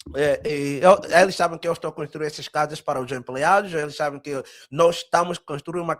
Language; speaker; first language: Portuguese; early bilingual, heritage; Portuguese